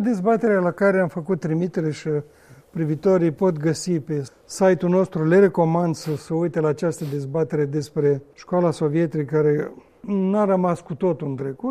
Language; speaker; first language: Romanian; native; Romanian